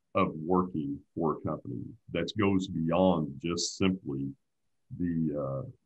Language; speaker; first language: English; native; English